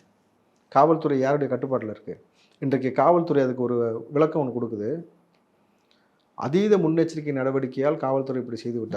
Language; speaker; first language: Tamil; native; Tamil